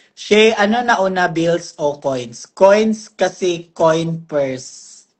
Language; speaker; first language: Filipino; non-native, local second language; Cebuano